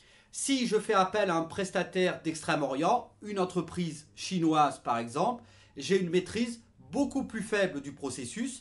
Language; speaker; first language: French; native; French